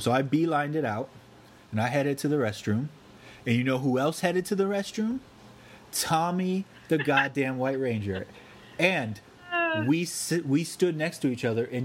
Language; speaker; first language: English; native; English